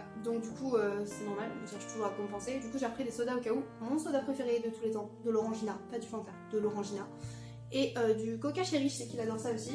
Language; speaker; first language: French; native; French